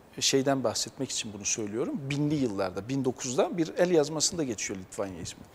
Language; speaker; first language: Turkish; native; Turkish